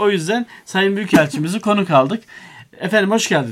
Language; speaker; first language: Turkish; native; Turkish